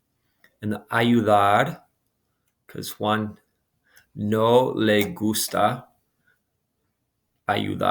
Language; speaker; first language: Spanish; non-native, fluent; English